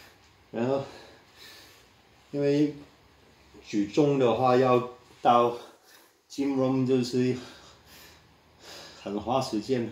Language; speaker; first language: Chinese; non-native, local second language; Cantonese